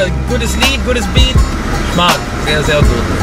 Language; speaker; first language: German; non-native, learner; English